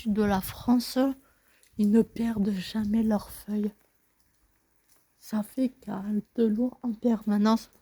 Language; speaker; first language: French; native; French